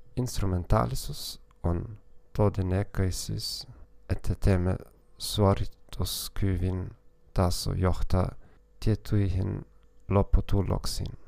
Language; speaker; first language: Finnish; non-native, learner; German